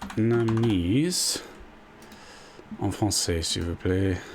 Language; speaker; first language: French; non-native, learner; English